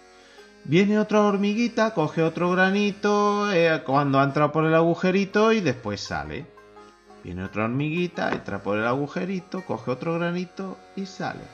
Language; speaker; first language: Spanish; native; Spanish